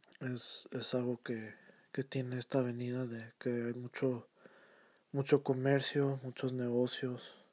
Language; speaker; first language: Spanish; early bilingual, heritage; Spanish